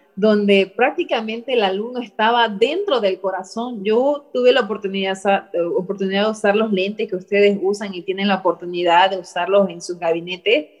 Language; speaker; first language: Spanish; native; Spanish